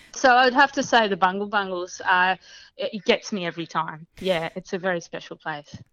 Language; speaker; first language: English; native; English